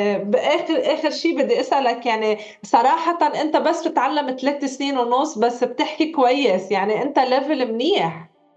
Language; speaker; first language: Arabic; native; Arabic